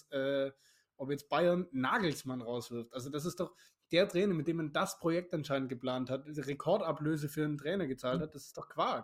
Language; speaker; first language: German; native; German